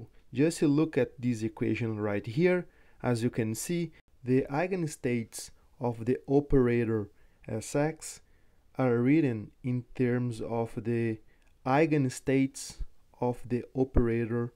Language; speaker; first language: English; non-native, fluent; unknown